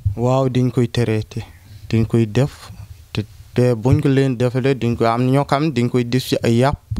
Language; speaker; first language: Wolof; non-native, local second language; Fula